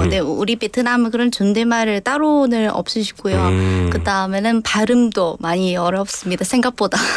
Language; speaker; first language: Korean; non-native, learner; Vietnamese